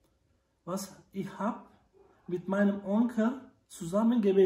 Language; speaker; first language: German; non-native, learner; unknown